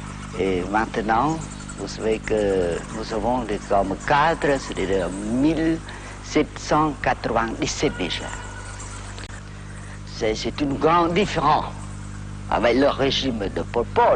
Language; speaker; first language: French; non-native, local second language; Khmer